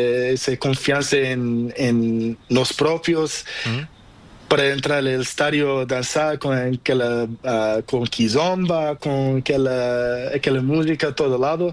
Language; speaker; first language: Spanish; non-native, learner; Portuguese